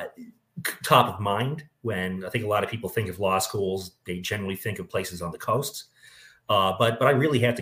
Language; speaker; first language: English; native; English